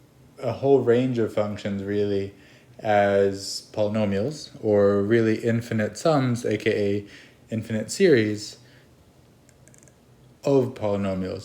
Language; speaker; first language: English; native; English